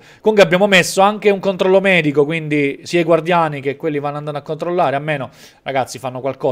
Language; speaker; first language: Italian; native; Italian